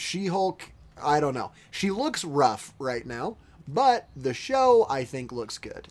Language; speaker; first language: English; native; English